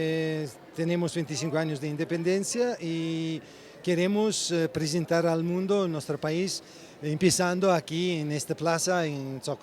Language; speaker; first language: Spanish; non-native, fluent; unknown